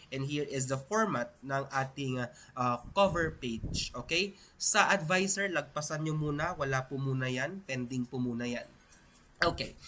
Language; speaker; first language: Filipino; non-native, local second language; Iloko